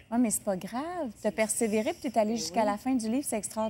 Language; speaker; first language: French; native; French